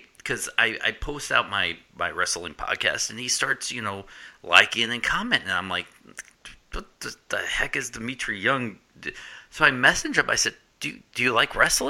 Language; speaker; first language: English; native; English